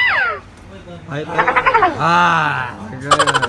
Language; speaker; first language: Japanese; non-native, learner; Cebuano